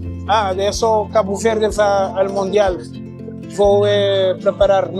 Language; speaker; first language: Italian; non-native, learner; Portuguese